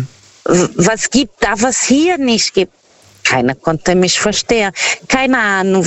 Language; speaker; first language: German; non-native, learner; Portuguese